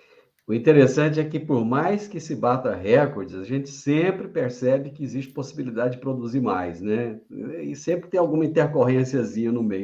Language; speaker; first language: Portuguese; native; Portuguese